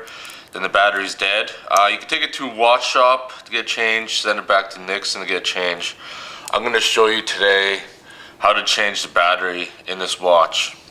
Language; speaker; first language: English; native; English